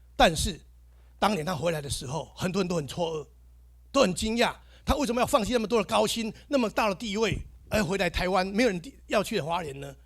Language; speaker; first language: Chinese; native; Chinese